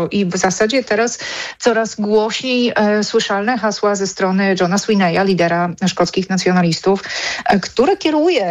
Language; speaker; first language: Polish; native; Polish